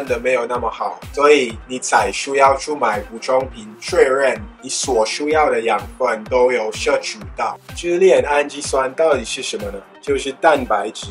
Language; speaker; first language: Chinese; non-native, fluent; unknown